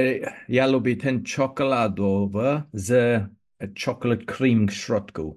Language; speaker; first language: Polish; non-native, learner; English